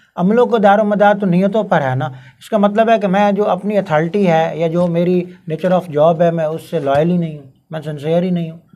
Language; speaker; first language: Urdu; non-native, local second language; Punjabi